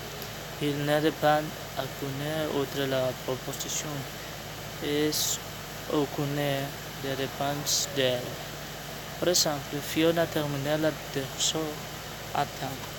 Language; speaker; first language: French; non-native, learner; Spanish